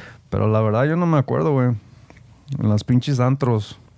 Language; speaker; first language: Spanish; early bilingual, heritage; Spanish